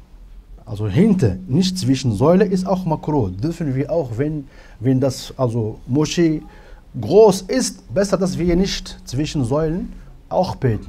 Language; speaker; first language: German; non-native, fluent; Arabic